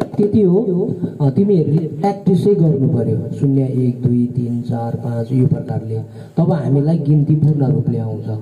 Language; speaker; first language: Nepali; native; Nepali